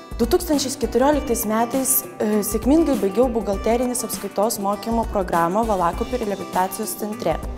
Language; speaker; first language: Lithuanian; non-native, local second language; Russian